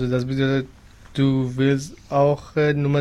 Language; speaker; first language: German; non-native, learner; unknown